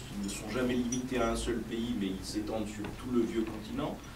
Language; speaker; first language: French; native; French